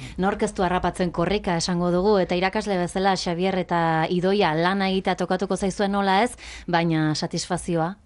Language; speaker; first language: Basque; native; Basque